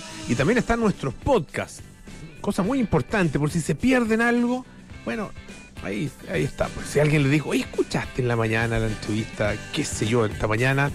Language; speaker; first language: Spanish; native; Spanish